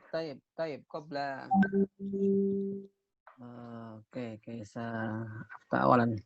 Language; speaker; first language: Arabic; non-native, fluent; Indonesian